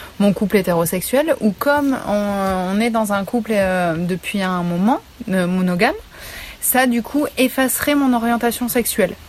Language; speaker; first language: French; native; French